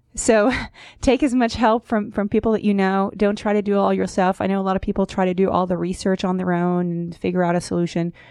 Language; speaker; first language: English; non-native, fluent; Hebrew